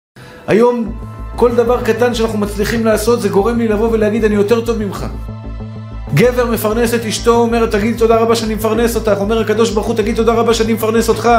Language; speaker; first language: Hebrew; native; Hebrew